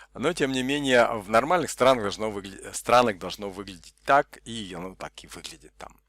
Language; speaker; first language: Russian; native; Russian